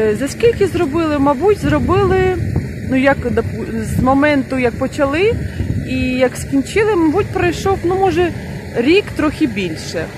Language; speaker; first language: Ukrainian; non-native, local second language; Russian